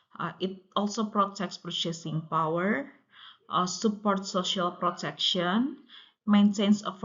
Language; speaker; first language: English; non-native, local second language; Indonesian